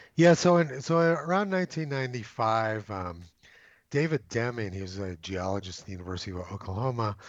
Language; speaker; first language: English; native; English